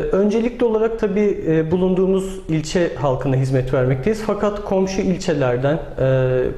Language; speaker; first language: Turkish; native; Turkish